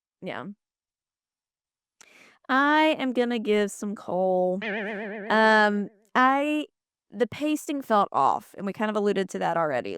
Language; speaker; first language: English; native; English